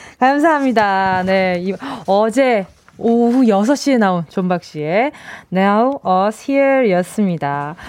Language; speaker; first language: Korean; native; Korean